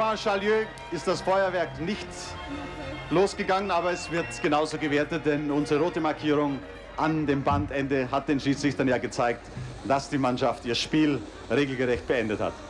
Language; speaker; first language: German; native; German